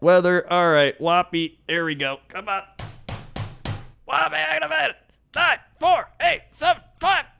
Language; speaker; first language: English; native; English